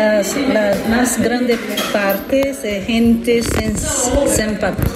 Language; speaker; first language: Spanish; non-native, learner; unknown